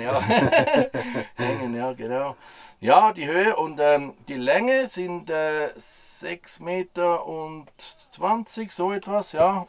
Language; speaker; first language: German; native; German